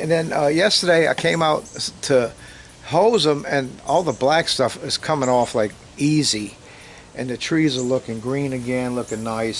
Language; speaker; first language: English; native; English